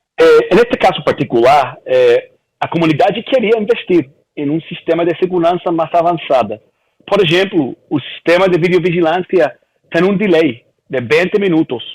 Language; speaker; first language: Portuguese; early bilingual, heritage; Portuguese